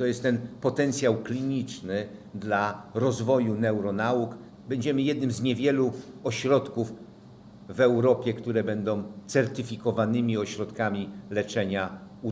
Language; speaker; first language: Polish; native; Polish